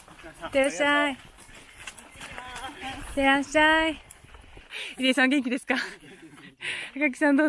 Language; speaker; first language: Japanese; native; Japanese